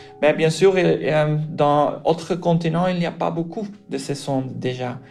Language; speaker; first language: French; non-native, local second language; Dutch